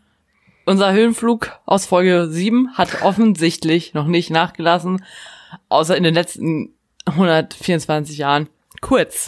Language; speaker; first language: German; native; German